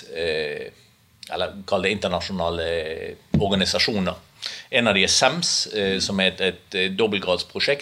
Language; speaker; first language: Norwegian; native; Norwegian